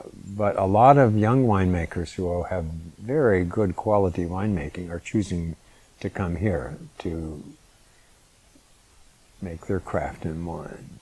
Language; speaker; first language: English; native; English